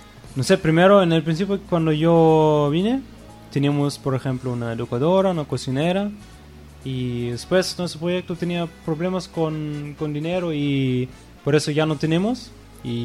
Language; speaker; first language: Spanish; non-native, fluent; German